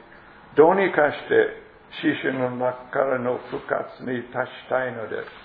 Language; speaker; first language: Japanese; non-native, fluent; English